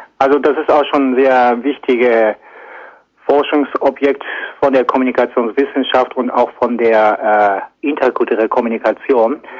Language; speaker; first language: German; non-native, fluent; Japanese